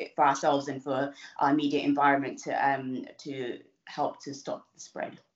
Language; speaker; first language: English; native; English